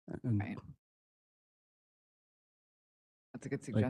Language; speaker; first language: English; native; English